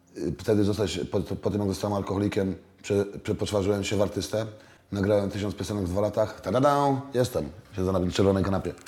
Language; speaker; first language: Polish; native; Polish